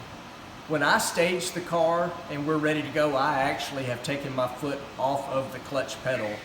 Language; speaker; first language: English; native; English